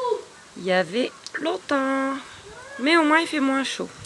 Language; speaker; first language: French; native; French